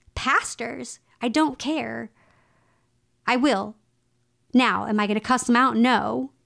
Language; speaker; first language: English; native; English